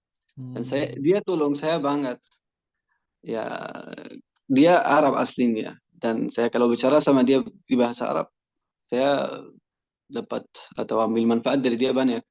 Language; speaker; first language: Indonesian; non-native, learner; Persian